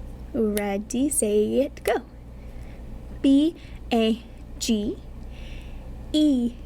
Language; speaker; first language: English; native; English